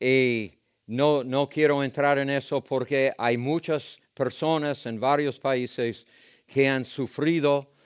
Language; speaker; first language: Spanish; non-native, fluent; English